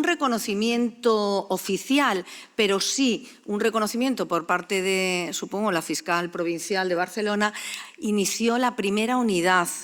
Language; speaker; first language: Spanish; native; Spanish